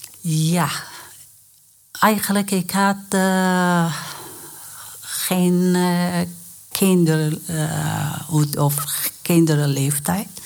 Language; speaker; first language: Dutch; non-native, learner; Persian